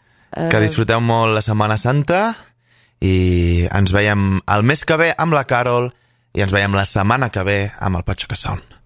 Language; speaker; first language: Catalan; native; Catalan